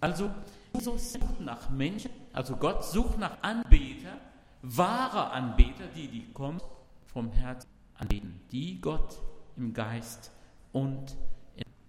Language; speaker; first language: German; non-native, learner; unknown